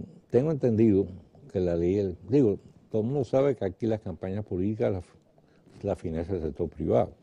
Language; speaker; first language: Spanish; native; Spanish